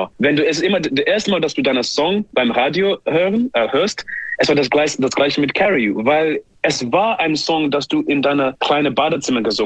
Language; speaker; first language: German; non-native, fluent; English